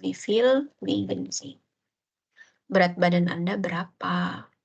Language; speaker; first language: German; non-native, fluent; Indonesian